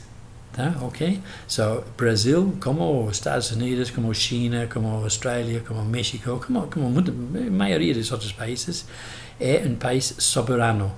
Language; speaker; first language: Portuguese; non-native, fluent; English